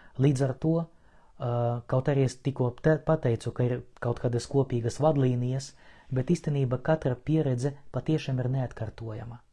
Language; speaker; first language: Latvian; non-native, local second language; Russian